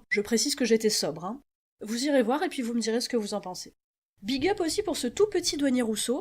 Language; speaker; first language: French; native; French